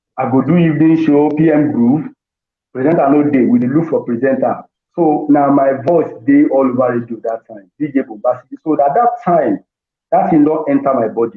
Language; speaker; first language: Nigerian Pidgin; non-native, local second language; Yoruba